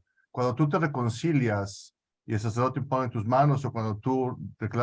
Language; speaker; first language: Spanish; native; Spanish